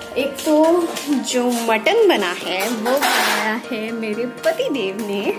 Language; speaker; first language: Hindi; non-native, local second language; Bangla